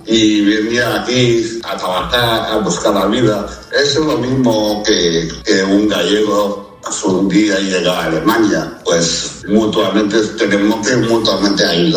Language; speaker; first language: Spanish; non-native, fluent; Chinese